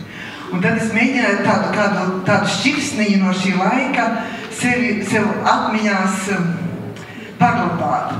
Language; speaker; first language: Latvian; native; Latvian